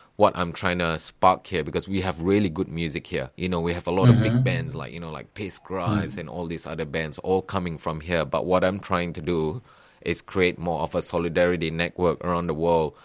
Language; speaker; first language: English; non-native, local second language; Malay